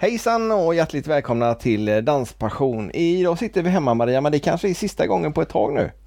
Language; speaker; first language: Swedish; native; Swedish